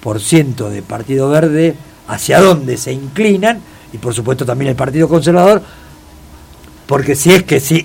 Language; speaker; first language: Spanish; native; Spanish